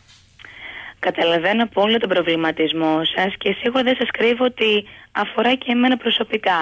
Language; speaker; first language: Greek; native; Greek